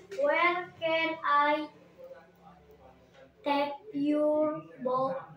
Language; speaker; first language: English; non-native, learner; Indonesian